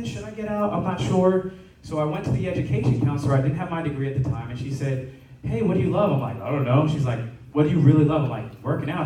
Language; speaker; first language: English; native; English